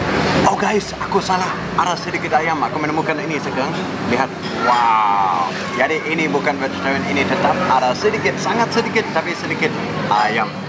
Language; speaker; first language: Indonesian; non-native, fluent; German